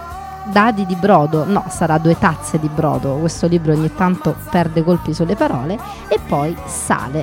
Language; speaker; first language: Italian; native; Italian